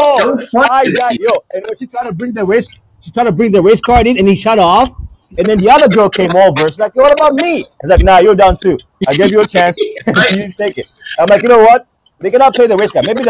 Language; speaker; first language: English; non-native, local second language; Swahili